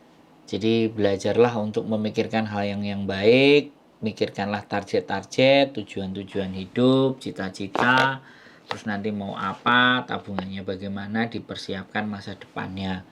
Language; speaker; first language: Indonesian; non-native, local second language; Javanese